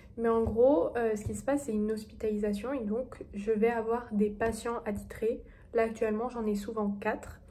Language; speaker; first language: French; native; French